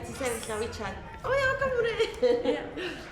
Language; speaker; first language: Welsh; native; Welsh